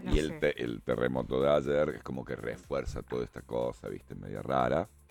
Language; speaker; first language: Spanish; native; Spanish